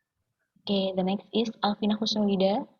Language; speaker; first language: English; non-native, learner; Indonesian